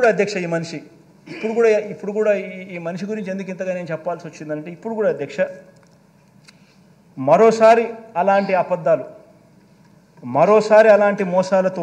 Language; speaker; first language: Telugu; native; Telugu